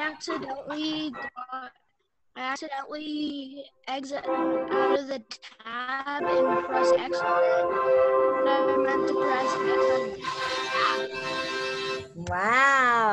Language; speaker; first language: English; native; English